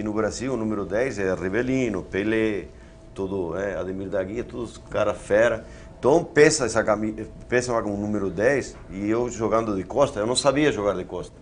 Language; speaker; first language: Portuguese; native; Portuguese